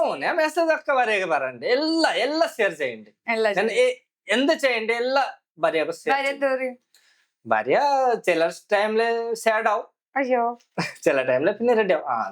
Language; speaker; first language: Malayalam; non-native, fluent; Bangla